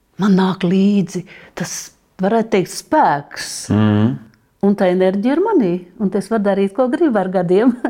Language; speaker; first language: Latvian; native; Latvian